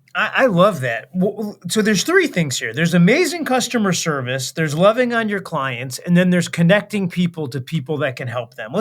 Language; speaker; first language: English; native; English